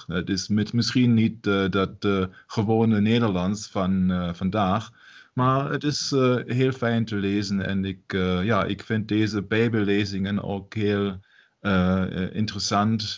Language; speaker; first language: Dutch; non-native, learner; German